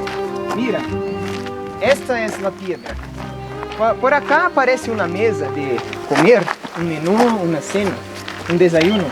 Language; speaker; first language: Spanish; non-native, learner; Portuguese